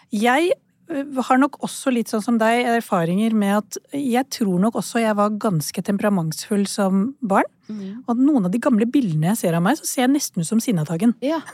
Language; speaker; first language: Norwegian; early bilingual, other home language; Urdu